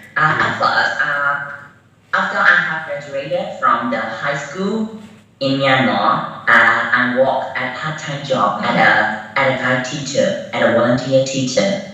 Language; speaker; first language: English; non-native, learner; Burmese